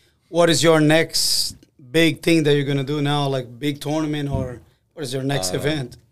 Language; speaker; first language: English; non-native, fluent; Portuguese